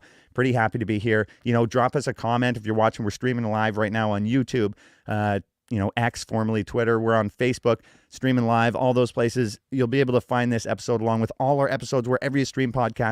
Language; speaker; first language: English; native; English